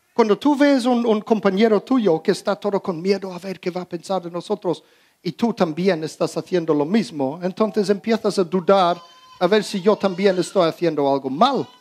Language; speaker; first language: Spanish; early bilingual, heritage; Spanish